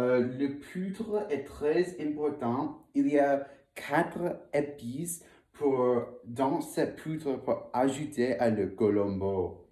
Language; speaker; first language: French; non-native, learner; English